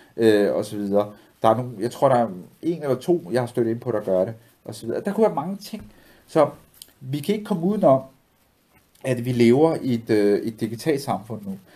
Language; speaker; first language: Danish; early bilingual, other home language; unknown